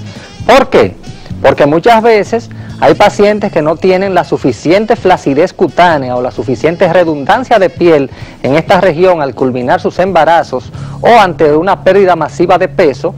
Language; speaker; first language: Spanish; native; Spanish